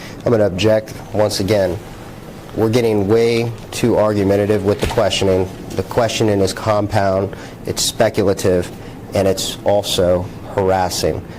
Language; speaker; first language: English; native; English